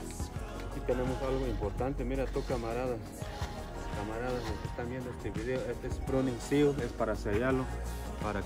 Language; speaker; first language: Spanish; native; Spanish